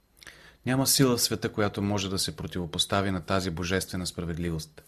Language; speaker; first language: Bulgarian; native; Bulgarian